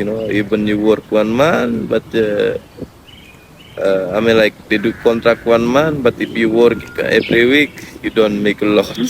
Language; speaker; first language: English; non-native, learner; Indonesian